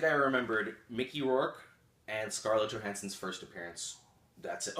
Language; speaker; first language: English; native; English